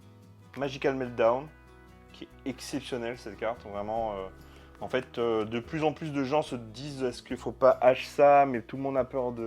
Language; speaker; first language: French; native; French